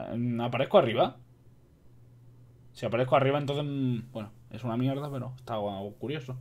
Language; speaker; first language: Spanish; native; Spanish